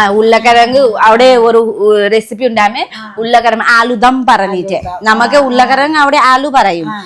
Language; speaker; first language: Malayalam; non-native, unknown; Nepali